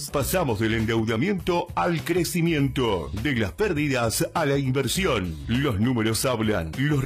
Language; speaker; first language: Spanish; native; Spanish